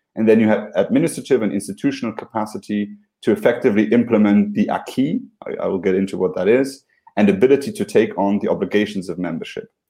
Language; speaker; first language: English; non-native, fluent; Luxembourgish